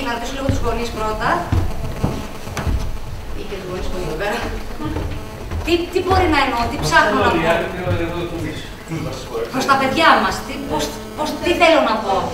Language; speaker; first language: Greek; native; Greek